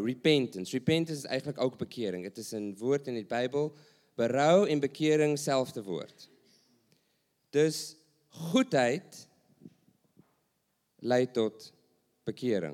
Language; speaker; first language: Dutch; non-native, learner; English